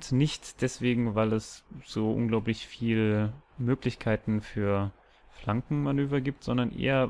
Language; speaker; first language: German; native; German